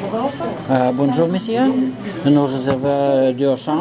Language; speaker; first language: French; non-native, learner; Russian